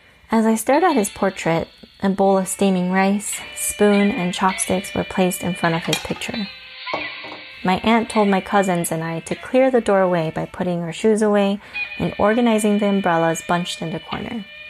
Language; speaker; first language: English; early bilingual, other home language; Korean